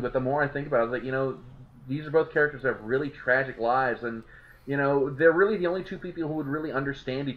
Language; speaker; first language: English; native; English